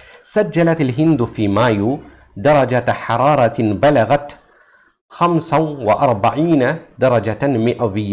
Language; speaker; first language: Arabic; non-native, fluent; Urdu